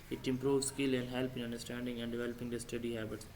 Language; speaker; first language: English; non-native, local second language; Urdu